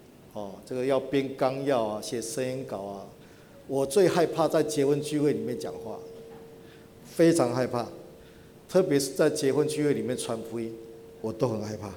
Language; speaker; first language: Chinese; native; Chinese